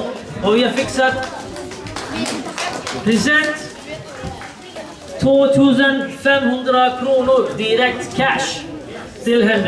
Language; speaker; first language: Swedish; non-native, learner; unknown